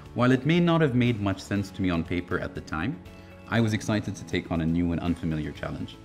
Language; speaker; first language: English; non-native, fluent; Arabic